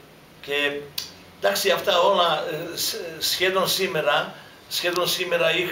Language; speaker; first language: Greek; non-native, fluent; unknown